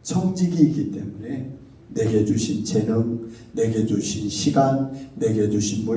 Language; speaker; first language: Korean; native; Korean